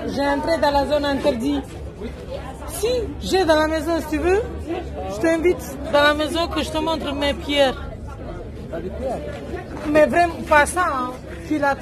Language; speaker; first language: French; non-native, learner; Romanian